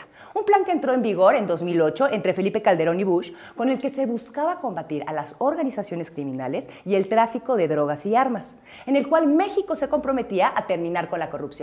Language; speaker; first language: Spanish; native; Spanish